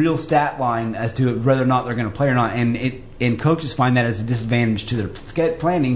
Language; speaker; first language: English; native; English